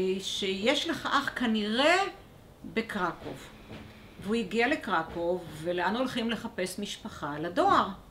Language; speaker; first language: Hebrew; early bilingual, other home language; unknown